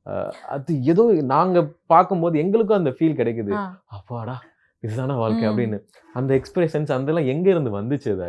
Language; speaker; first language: Tamil; native; Tamil